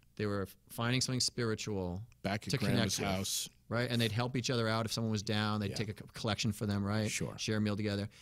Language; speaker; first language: English; native; English